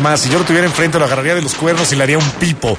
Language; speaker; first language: Spanish; native; Spanish